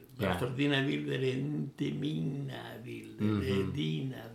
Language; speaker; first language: Swedish; non-native, learner; Spanish